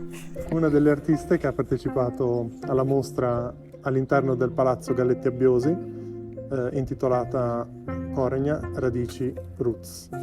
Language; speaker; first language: Italian; native; Italian